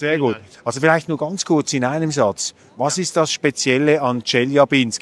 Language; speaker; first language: German; native; German